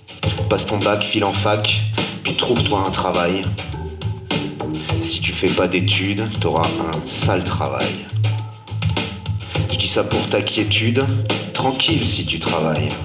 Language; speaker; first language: French; native; French